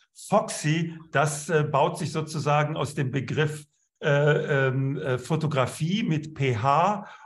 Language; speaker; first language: German; native; German